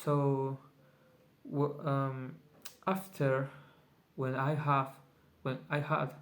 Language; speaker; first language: English; non-native, learner; Spanish